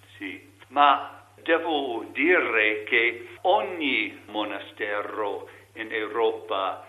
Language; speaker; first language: Italian; non-native, learner; English